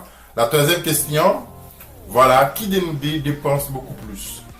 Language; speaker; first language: French; non-native, local second language; Haitian Creole